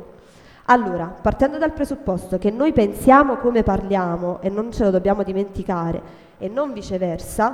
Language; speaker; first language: Italian; native; Italian